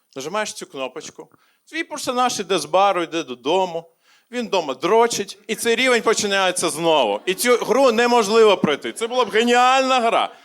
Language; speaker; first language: Ukrainian; non-native, local second language; Russian